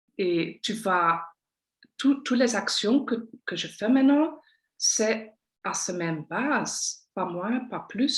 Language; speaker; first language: French; non-native, local second language; Dutch